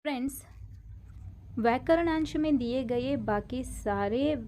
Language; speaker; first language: Hindi; non-native, local second language; Kannada